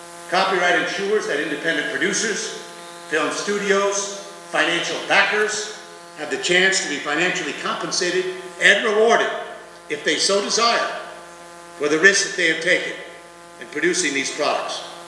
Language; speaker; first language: English; native; English